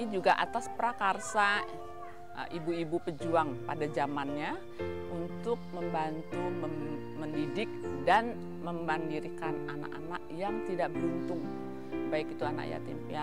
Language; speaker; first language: Indonesian; native; Indonesian